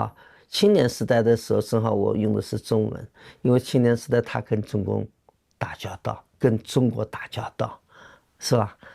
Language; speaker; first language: Chinese; native; Chinese